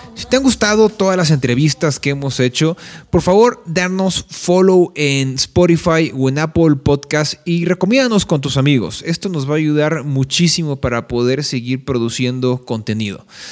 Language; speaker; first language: Spanish; native; Spanish